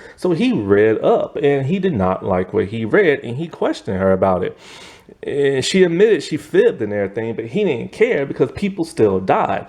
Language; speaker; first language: English; native; English